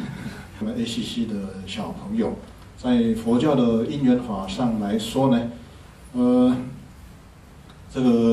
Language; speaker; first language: Chinese; native; Chinese